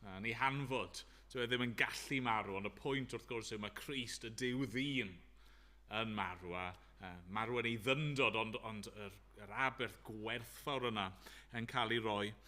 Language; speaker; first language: Welsh; native; Welsh